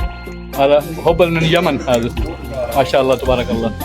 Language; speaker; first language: Arabic; non-native, learner; Urdu